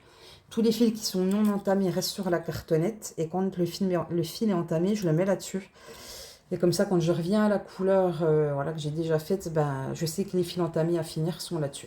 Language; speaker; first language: French; native; French